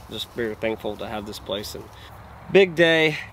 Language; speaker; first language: English; native; English